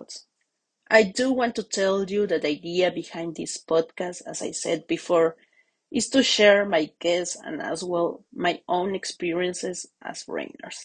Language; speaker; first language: English; non-native, fluent; Spanish